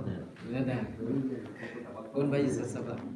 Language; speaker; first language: Russian; non-native, learner; Sinhala